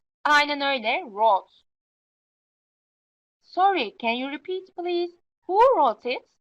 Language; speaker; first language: English; non-native, fluent; Turkish